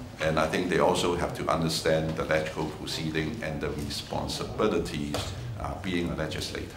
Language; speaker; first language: English; non-native, local second language; Cantonese